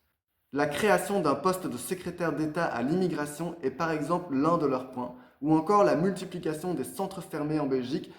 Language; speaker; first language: French; native; French